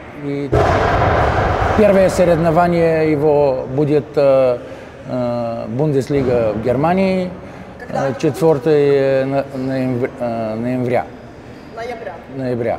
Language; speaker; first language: Russian; non-native, learner; Bulgarian